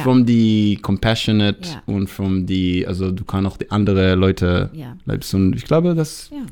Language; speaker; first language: German; non-native, learner; Hebrew